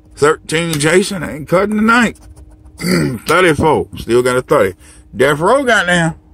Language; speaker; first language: English; native; English